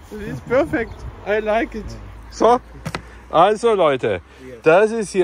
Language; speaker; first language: English; non-native, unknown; German